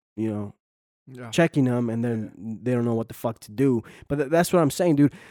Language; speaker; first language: English; native; English